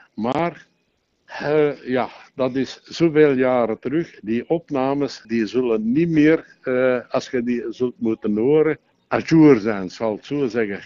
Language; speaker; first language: Dutch; native; Dutch